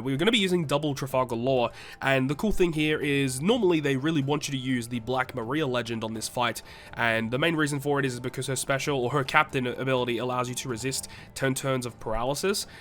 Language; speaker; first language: English; native; English